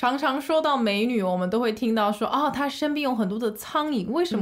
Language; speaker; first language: Chinese; native; Chinese